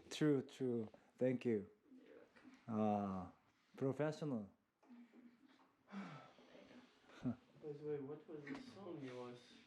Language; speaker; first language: English; non-native, learner; Korean